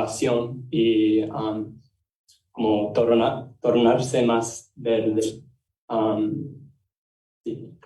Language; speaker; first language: Spanish; non-native, learner; English